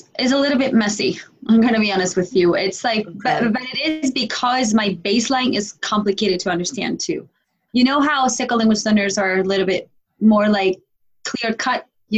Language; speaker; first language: English; non-native, fluent; Spanish